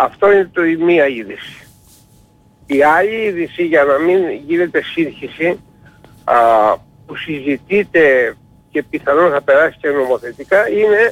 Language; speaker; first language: Greek; native; Greek